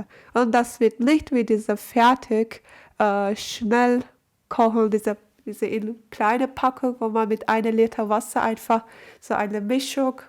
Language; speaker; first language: German; non-native, learner; Turkish